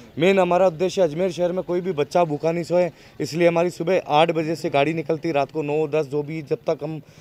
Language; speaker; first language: Hindi; native; Hindi